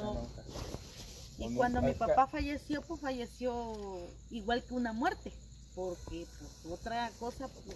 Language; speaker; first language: Spanish; native; Spanish